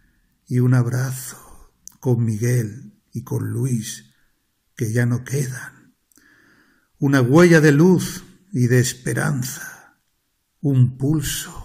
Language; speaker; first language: Spanish; native; Spanish